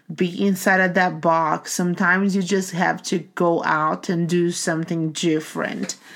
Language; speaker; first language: English; non-native, fluent; Portuguese